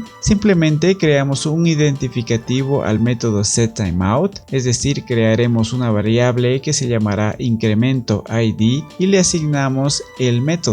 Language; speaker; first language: Spanish; native; Spanish